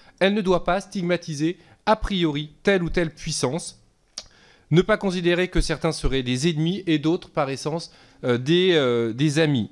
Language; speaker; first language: French; native; French